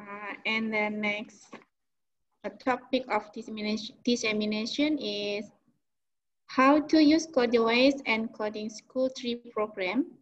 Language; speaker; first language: English; non-native, learner; Indonesian